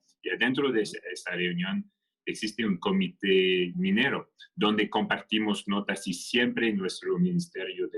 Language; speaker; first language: Spanish; non-native, fluent; French